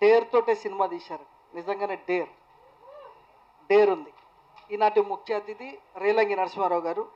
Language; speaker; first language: Telugu; native; Telugu